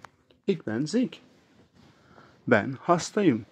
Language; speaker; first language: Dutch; non-native, learner; Turkish